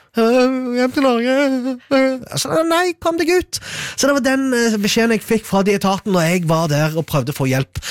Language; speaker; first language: Norwegian; early bilingual, other home language; Arabic